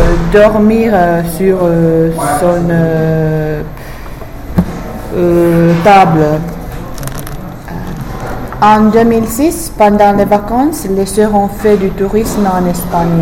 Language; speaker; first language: French; non-native, fluent; English